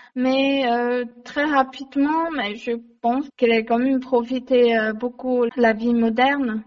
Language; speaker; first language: French; non-native, learner; Chinese